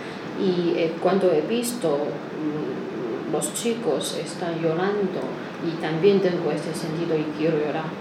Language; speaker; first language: Spanish; non-native, learner; Chinese